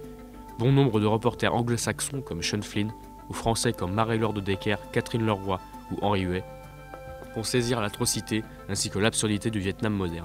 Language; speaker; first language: French; native; French